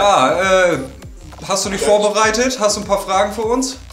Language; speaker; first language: German; native; German